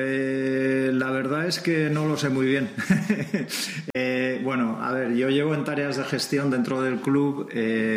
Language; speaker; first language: Spanish; native; Spanish